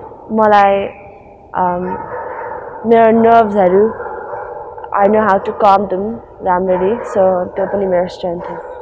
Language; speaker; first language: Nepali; early bilingual, heritage; Nepali